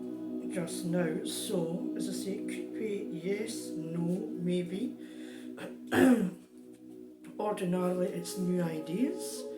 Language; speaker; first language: English; native; English